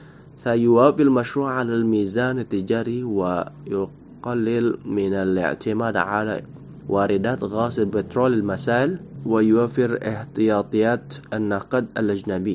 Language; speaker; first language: Arabic; non-native, fluent; Indonesian